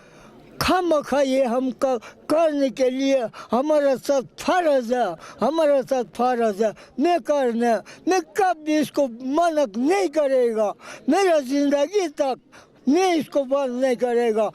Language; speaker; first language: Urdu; non-native, local second language; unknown